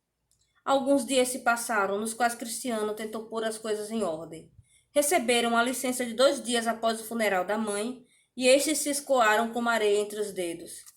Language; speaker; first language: Portuguese; native; Portuguese